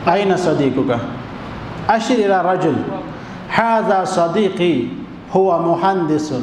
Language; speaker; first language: Arabic; non-native, fluent; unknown